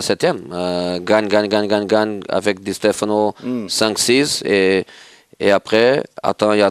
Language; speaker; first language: French; non-native, fluent; Portuguese